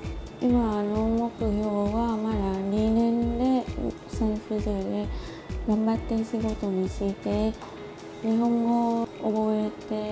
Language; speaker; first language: Japanese; non-native, learner; Vietnamese